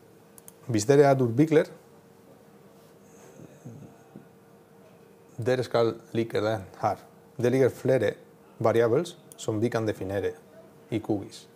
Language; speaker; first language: Norwegian; non-native, learner; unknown